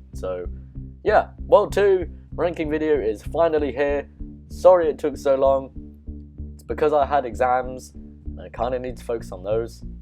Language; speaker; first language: English; native; English